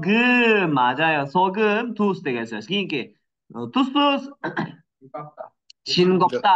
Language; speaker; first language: Korean; non-native, learner; Kyrgyz